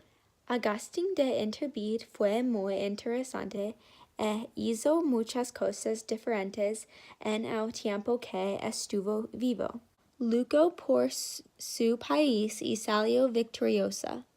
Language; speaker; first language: Spanish; non-native, learner; English